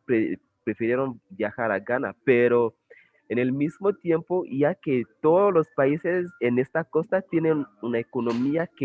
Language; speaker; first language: Spanish; non-native, fluent; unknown